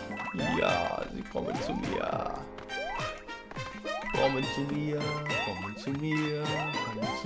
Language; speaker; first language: German; native; German